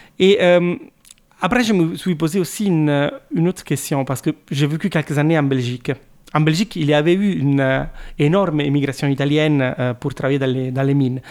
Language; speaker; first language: French; non-native, fluent; Italian